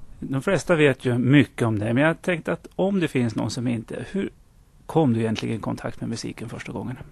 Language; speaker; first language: Swedish; native; Swedish